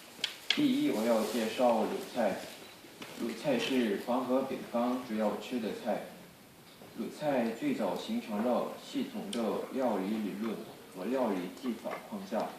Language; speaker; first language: Chinese; non-native, fluent; Korean